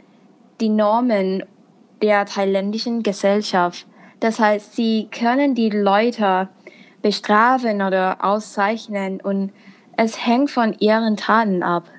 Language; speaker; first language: German; non-native, fluent; Thai